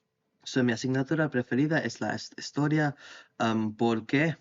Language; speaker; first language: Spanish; non-native, fluent; English